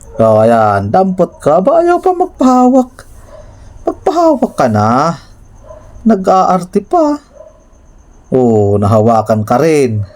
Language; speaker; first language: Filipino; native; Filipino